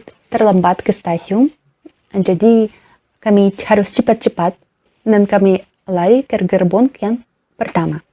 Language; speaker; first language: Indonesian; non-native, learner; Russian